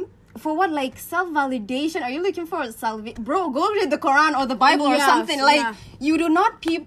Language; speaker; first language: English; non-native, local second language; Hausa